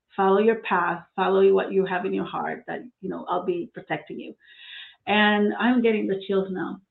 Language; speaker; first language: English; non-native, fluent; Spanish